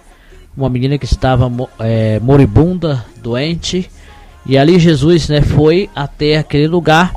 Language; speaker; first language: Portuguese; native; Portuguese